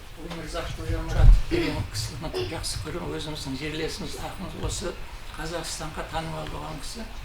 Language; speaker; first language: Kazakh; native; Kazakh